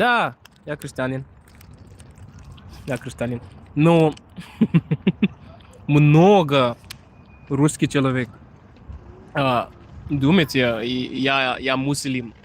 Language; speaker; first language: Russian; non-native, learner; Shona